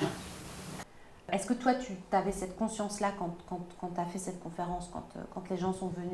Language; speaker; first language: French; native; French